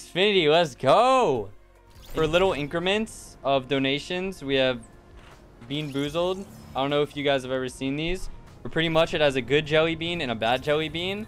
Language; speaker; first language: English; native; English